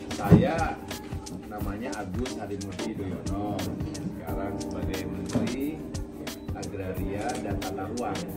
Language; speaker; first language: Indonesian; native; Indonesian